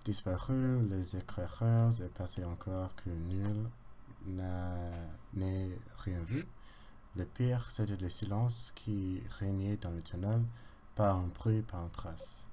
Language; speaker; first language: French; non-native, learner; English